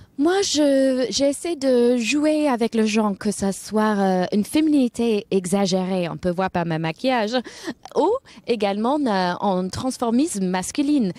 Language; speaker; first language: French; non-native, fluent; English